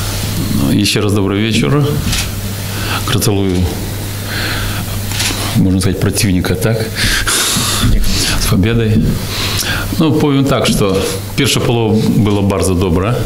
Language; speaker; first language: Polish; non-native, learner; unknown